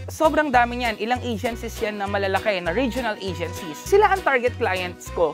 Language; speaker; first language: Filipino; non-native, local second language; Pampanga